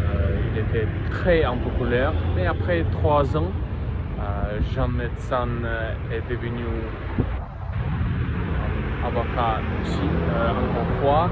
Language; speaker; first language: French; non-native, learner; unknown